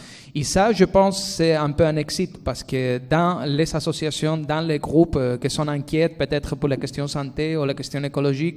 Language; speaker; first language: French; non-native, fluent; Spanish